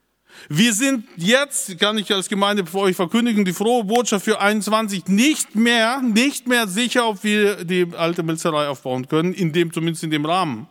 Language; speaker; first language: German; native; German